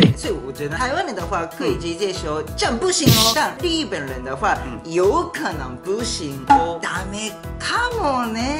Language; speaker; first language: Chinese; non-native, fluent; Japanese